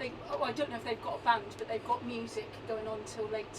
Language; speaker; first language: English; native; English